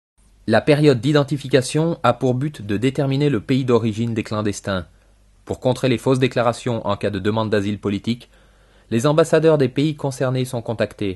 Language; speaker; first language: French; native; French